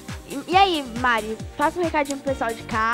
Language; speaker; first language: Portuguese; native; Portuguese